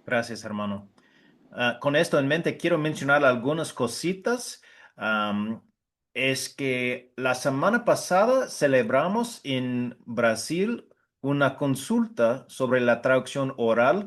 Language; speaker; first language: Spanish; non-native, fluent; English